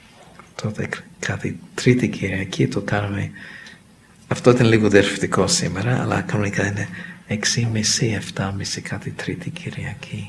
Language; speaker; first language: Greek; non-native, learner; English